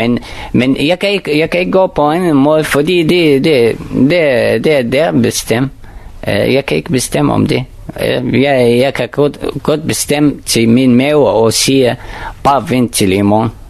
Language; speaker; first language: Danish; non-native, learner; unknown